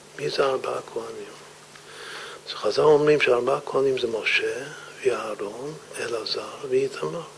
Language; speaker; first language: Hebrew; non-native, fluent; English